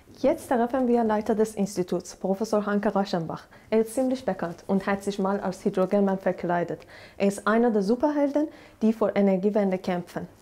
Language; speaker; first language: German; non-native, fluent; Persian